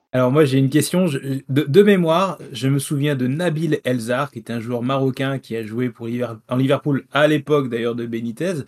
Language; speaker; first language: French; native; French